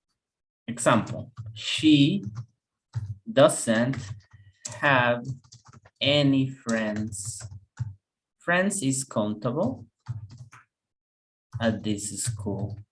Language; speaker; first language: English; non-native, fluent; Spanish